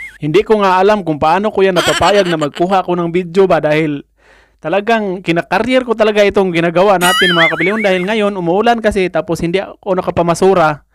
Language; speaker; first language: Filipino; non-native, local second language; Cebuano